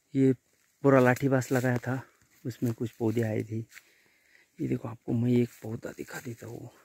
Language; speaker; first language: Hindi; non-native, local second language; Marathi